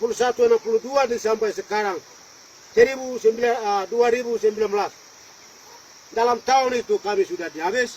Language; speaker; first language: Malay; non-native, local second language; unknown